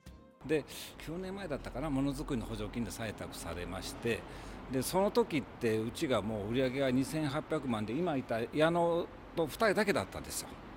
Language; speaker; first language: Japanese; native; Japanese